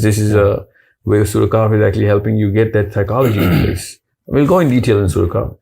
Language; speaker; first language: English; non-native, local second language; Urdu